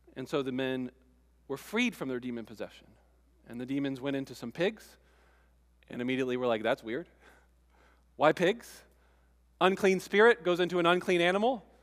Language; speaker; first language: English; native; English